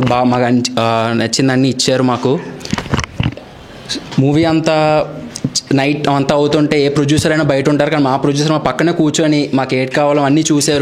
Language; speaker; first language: Telugu; native; Telugu